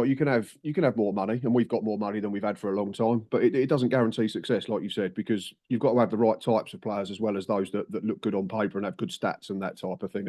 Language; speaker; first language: English; native; English